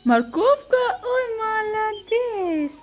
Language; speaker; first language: Russian; non-native, local second language; Tajik